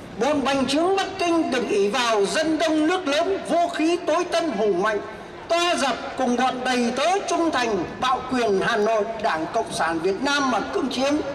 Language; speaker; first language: Vietnamese; native; Vietnamese